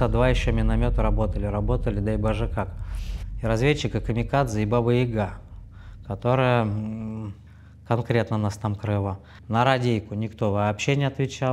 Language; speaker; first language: Russian; native; Russian